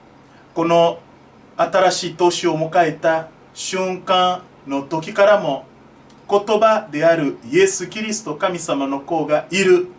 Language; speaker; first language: Japanese; non-native, fluent; French